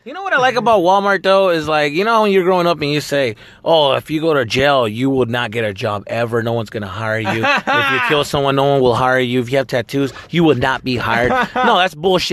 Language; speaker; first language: English; early bilingual, other home language; Spanish